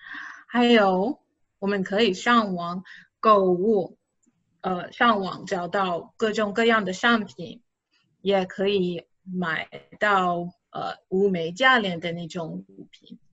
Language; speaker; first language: Chinese; non-native, fluent; English